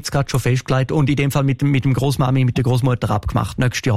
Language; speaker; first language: German; native; German